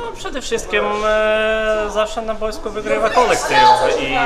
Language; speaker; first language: Polish; non-native, fluent; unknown